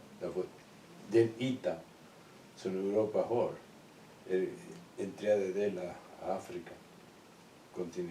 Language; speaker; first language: Swedish; non-native, fluent; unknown